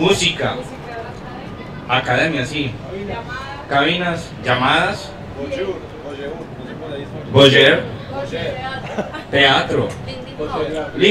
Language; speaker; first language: Spanish; native; Spanish